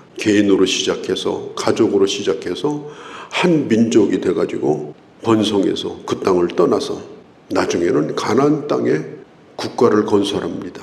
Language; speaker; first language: Korean; native; Korean